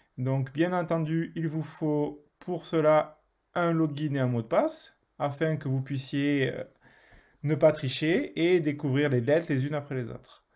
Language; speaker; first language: French; native; French